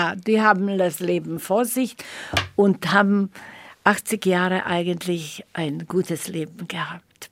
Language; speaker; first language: German; non-native, fluent; Slovak